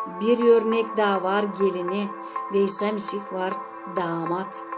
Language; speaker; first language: Turkish; non-native, fluent; Azerbaijani